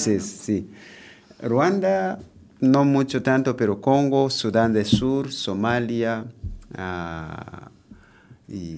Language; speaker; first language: Spanish; non-native, learner; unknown